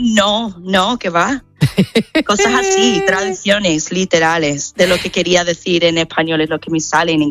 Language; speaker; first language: Spanish; non-native, fluent; English